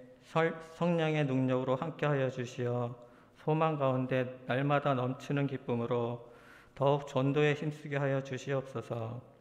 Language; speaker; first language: Korean; native; Korean